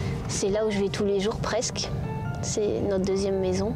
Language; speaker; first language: French; native; French